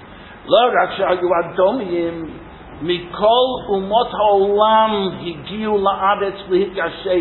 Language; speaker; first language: Hebrew; non-native, fluent; English